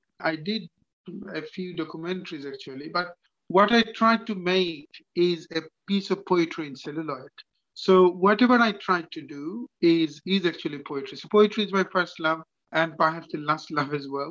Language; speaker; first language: English; non-native, local second language; Bangla